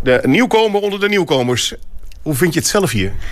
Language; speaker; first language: Dutch; native; Dutch